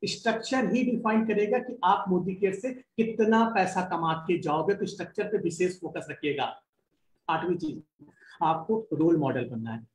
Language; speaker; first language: Hindi; native; Hindi